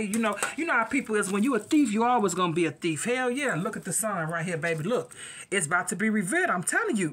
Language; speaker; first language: English; native; English